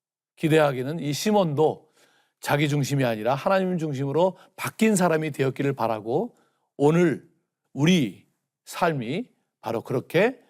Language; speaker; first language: Korean; native; Korean